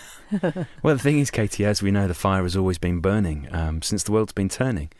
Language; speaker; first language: English; native; English